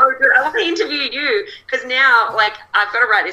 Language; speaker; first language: English; native; English